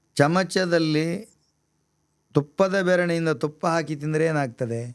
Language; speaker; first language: Kannada; non-native, local second language; Tulu